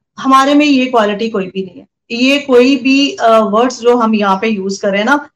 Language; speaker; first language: Hindi; non-native, local second language; Punjabi